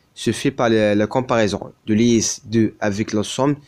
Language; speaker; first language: French; non-native, local second language; Arabic